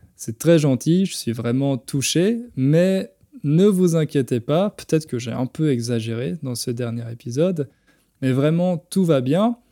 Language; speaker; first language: French; native; French